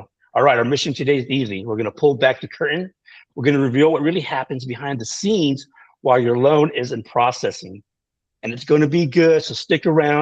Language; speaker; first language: English; native; English